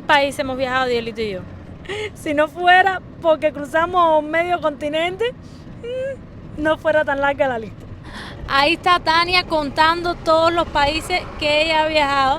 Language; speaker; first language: Spanish; native; Spanish